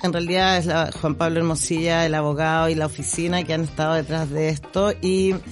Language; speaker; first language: Spanish; native; Spanish